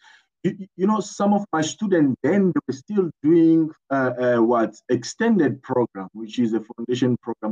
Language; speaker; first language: English; non-native, fluent; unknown